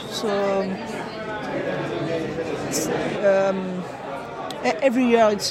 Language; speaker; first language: English; non-native, fluent; French